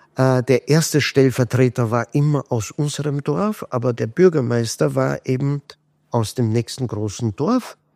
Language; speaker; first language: German; non-native, fluent; Kurdish